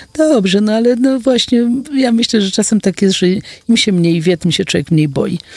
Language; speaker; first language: Polish; native; Polish